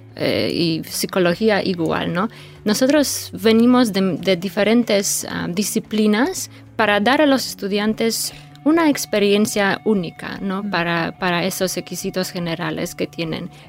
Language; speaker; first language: Spanish; non-native, fluent; Polish